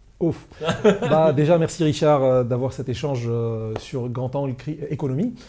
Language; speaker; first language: French; non-native, local second language; Arabic